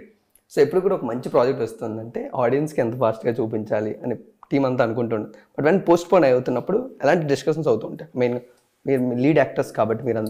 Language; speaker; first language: Telugu; native; Telugu